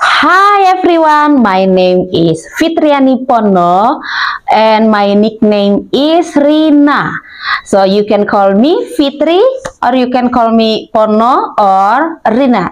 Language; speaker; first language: English; non-native, learner; Indonesian